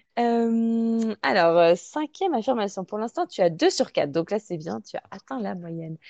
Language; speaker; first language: French; native; French